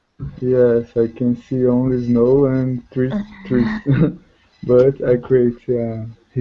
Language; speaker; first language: English; non-native, learner; Portuguese